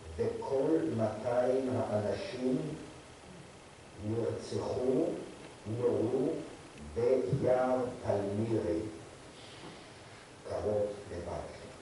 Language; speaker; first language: Hebrew; non-native, fluent; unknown